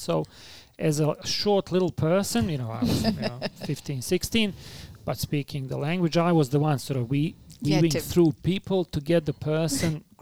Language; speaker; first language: English; non-native, fluent; Bosnian